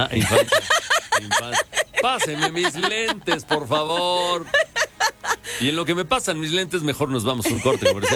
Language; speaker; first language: Spanish; native; Spanish